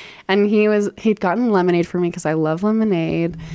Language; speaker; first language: English; native; English